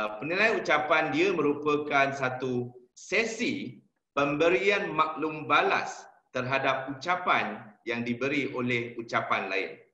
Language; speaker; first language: Malay; non-native, local second language; Chinese